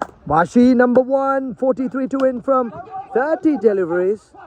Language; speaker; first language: English; non-native, local second language; Malayalam